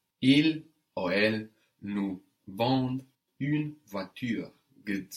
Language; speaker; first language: French; non-native, fluent; English